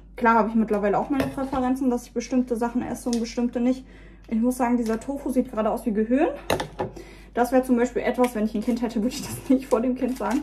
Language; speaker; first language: German; native; German